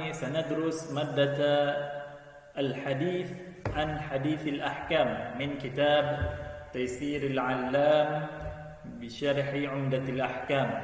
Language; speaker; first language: Arabic; non-native, fluent; Indonesian